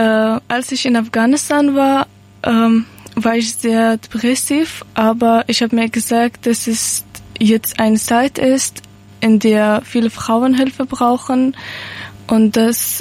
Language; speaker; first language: German; non-native, learner; Persian